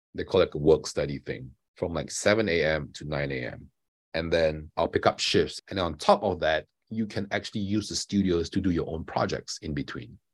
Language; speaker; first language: English; non-native, local second language; Chinese